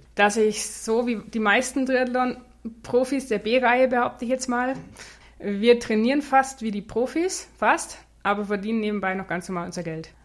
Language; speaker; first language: German; native; German